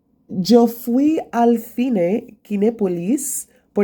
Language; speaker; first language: Spanish; non-native, learner; English